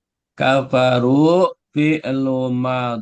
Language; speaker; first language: Arabic; non-native, fluent; Indonesian